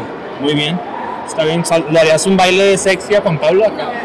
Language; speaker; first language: Spanish; native; Spanish